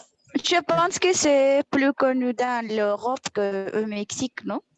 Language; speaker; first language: French; non-native, learner; Spanish